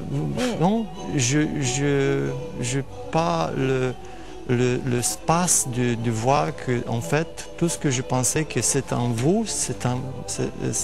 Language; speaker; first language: French; non-native, fluent; Romanian